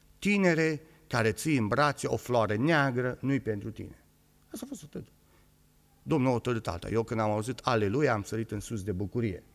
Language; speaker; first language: Romanian; native; Romanian